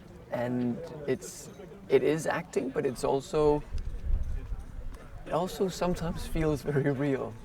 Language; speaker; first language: English; non-native, fluent; Danish